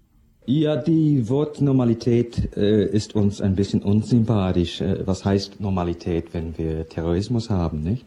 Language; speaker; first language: German; non-native, fluent; English